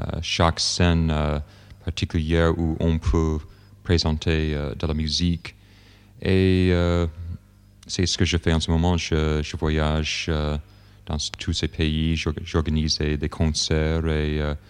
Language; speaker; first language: French; non-native, fluent; English